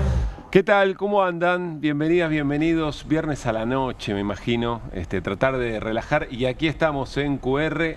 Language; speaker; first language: Spanish; native; Spanish